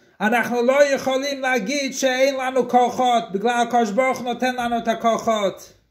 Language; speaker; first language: Hebrew; non-native, fluent; English